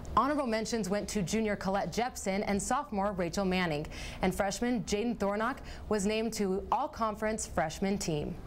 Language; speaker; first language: English; native; English